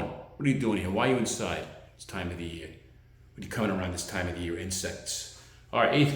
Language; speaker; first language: English; native; English